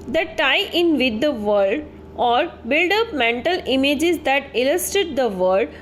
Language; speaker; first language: English; non-native, local second language; Gujarati